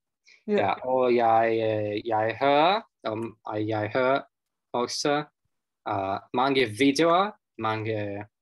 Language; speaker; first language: Danish; non-native, fluent; Russian